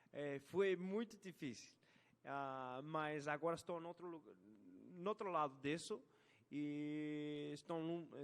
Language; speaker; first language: Portuguese; non-native, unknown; English